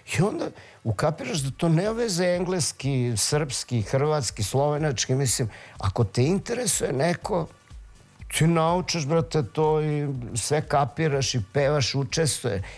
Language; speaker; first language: Serbian; early bilingual, heritage; Serbian